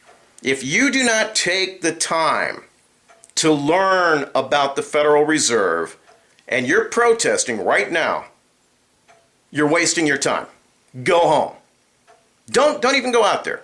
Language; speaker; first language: English; native; English